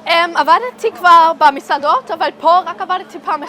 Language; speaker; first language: Hebrew; early bilingual, heritage; German